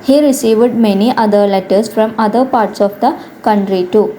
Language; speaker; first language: English; non-native, local second language; Malayalam